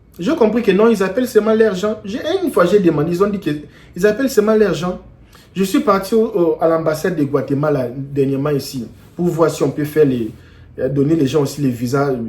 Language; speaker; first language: French; non-native, local second language; Lingala